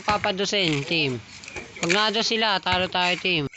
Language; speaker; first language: Filipino; native; Filipino